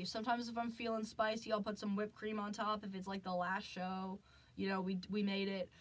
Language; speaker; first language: English; native; English